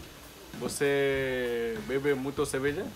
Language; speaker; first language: Portuguese; non-native, learner; Malay